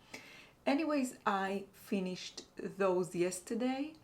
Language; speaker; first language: English; non-native, fluent; Hebrew